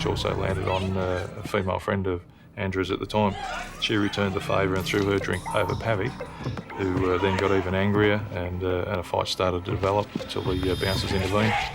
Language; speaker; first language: English; native; English